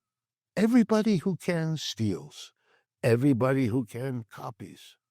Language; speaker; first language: English; native; English